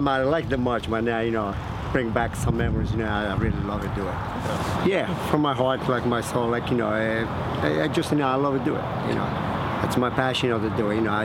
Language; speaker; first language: English; non-native, fluent; Italian